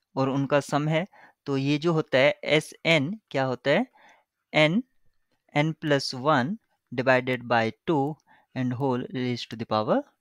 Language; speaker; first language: Hindi; native; Hindi